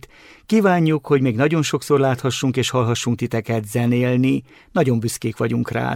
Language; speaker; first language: Hungarian; native; Hungarian